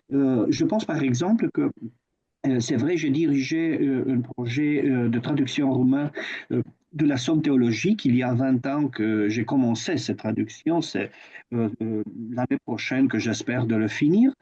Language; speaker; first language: French; non-native, fluent; Romanian